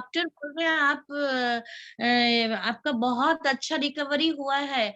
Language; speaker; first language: Hindi; non-native, local second language; Bangla